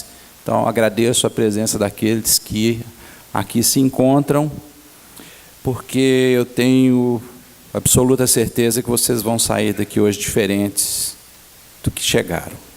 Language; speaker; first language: Portuguese; native; Portuguese